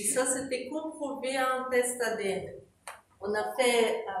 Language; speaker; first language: French; non-native, fluent; Portuguese